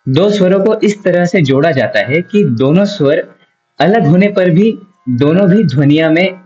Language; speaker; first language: Hindi; non-native, local second language; Marathi